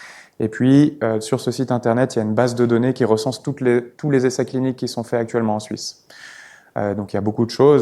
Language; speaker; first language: French; native; French